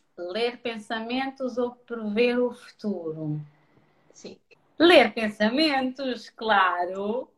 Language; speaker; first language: Portuguese; non-native, local second language; Kabuverdianu